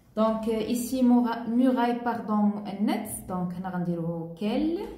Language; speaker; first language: French; non-native, local second language; Arabic